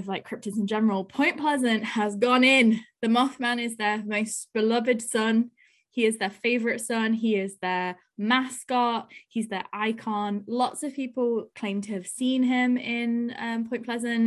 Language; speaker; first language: English; native; English